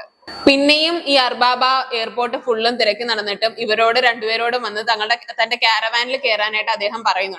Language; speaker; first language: Malayalam; native; Malayalam